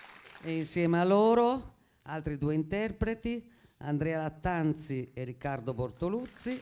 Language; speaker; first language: Italian; native; Italian